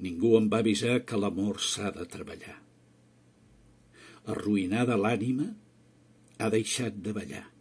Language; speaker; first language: Catalan; native; Catalan